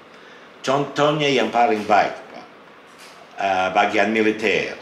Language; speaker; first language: Indonesian; non-native, fluent; English